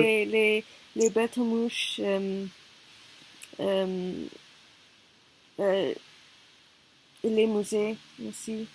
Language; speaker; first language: French; non-native, learner; Korean